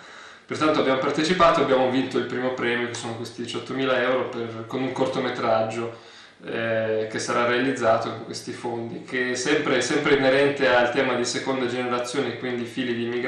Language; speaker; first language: Italian; early bilingual, other home language; Russian